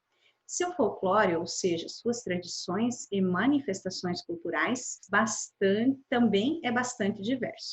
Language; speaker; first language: Portuguese; native; Portuguese